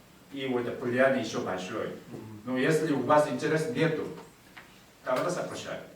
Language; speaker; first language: Russian; non-native, learner; Korean